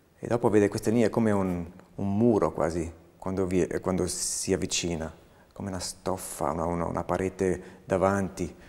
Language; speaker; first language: Italian; non-native, local second language; German